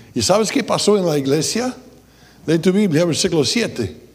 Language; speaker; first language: Spanish; non-native, fluent; English